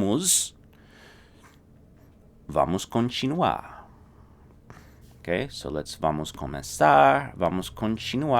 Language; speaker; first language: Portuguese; non-native, fluent; English